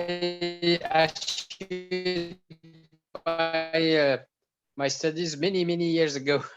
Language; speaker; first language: English; non-native, local second language; Arabic